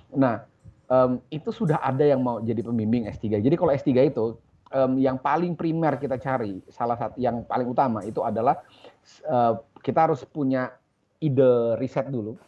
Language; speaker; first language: Indonesian; native; Indonesian